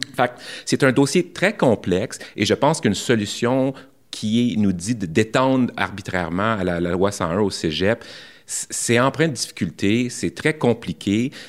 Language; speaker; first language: French; native; French